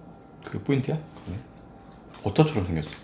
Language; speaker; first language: Korean; native; Korean